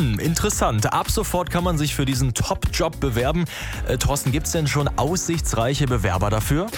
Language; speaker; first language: German; native; German